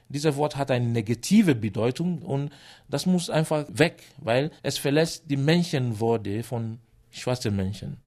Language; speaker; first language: German; non-native, fluent; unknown